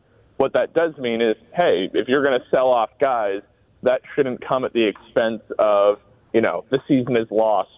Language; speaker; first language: English; native; English